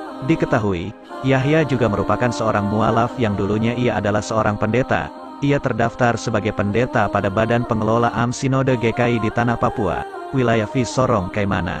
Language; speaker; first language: Indonesian; native; Indonesian